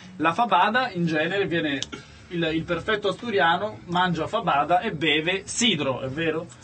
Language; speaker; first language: Italian; native; Italian